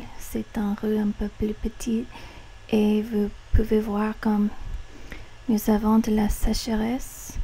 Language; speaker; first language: French; non-native, learner; English